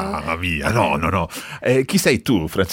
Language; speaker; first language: Italian; non-native, fluent; English